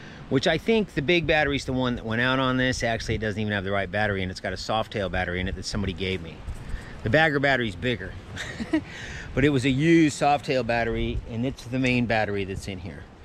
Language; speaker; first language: English; native; English